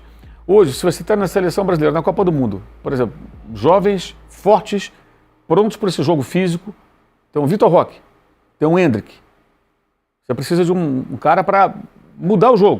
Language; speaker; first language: Portuguese; native; Portuguese